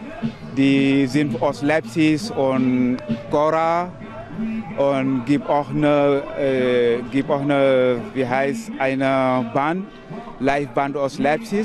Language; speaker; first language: German; non-native, learner; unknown